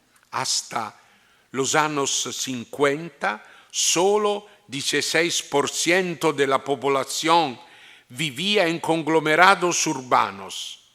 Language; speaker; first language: Spanish; non-native, fluent; Italian